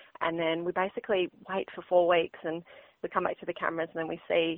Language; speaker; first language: English; native; English